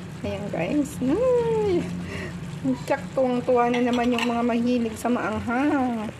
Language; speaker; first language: Filipino; non-native, local second language; Bikol